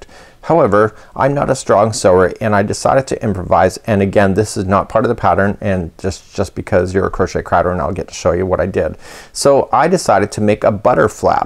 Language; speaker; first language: English; native; English